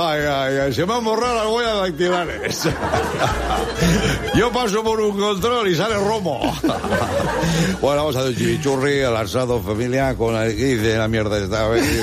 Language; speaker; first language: Spanish; native; Spanish